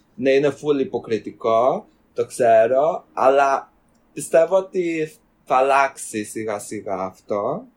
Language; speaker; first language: Greek; early bilingual, other home language; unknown